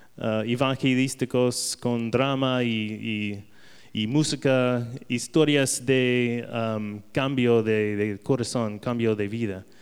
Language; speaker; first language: Spanish; non-native, learner; English